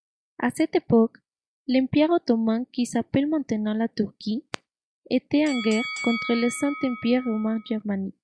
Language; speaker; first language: French; non-native, fluent; Spanish